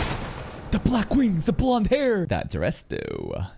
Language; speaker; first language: English; native; English